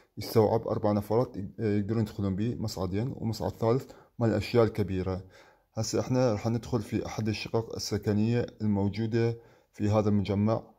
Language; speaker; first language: Arabic; native; Arabic